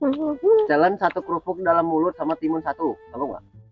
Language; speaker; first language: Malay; non-native, local second language; Sundanese